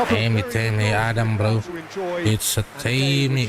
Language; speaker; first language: English; non-native, learner; Indonesian